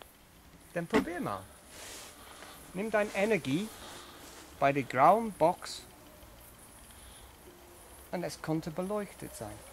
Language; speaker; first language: German; non-native, learner; English